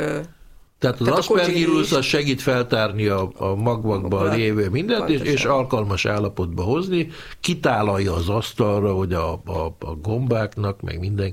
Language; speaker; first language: Hungarian; native; Hungarian